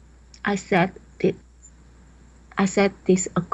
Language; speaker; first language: English; non-native, learner; Chinese